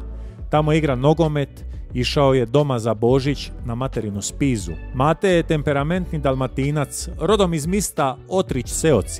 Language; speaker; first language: Croatian; native; Croatian